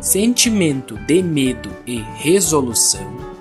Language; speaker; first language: Portuguese; native; Portuguese